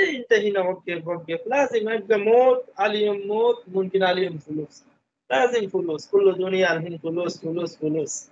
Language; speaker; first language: Arabic; non-native, learner; Bangla